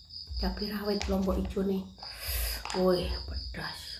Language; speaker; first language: Indonesian; non-native, local second language; Javanese